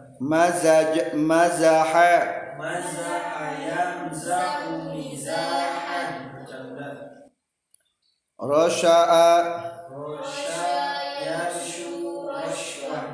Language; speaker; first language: Arabic; non-native, fluent; Indonesian